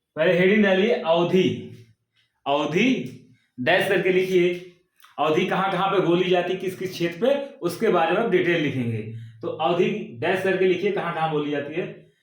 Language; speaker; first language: Hindi; native; Hindi